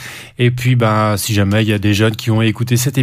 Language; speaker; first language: French; native; French